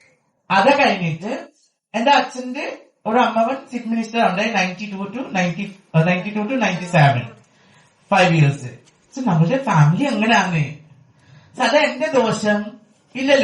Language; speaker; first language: Malayalam; non-native, fluent; Assamese